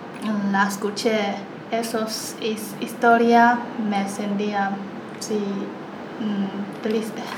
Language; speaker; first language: Spanish; non-native, learner; Chinese